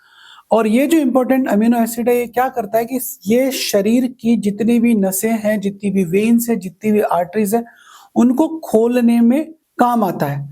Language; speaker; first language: Hindi; native; Hindi